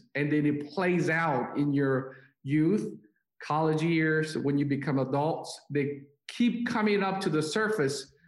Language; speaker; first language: English; non-native, fluent; Korean